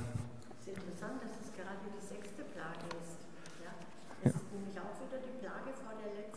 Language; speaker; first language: German; non-native, fluent; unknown